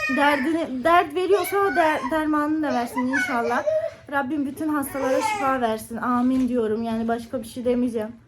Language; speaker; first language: Turkish; native; Turkish